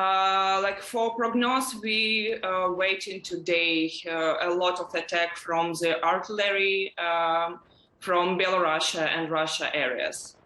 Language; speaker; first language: English; non-native, learner; Ukrainian